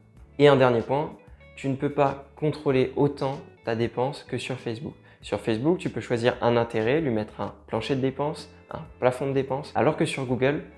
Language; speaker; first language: French; native; French